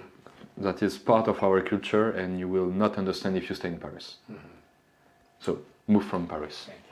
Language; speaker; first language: English; non-native, learner; French